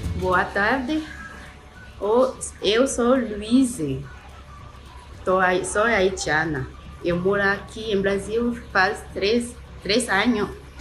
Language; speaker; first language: Portuguese; non-native, learner; Haitian Creole